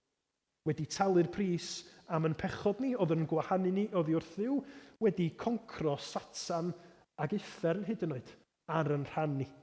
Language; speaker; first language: Welsh; native; Welsh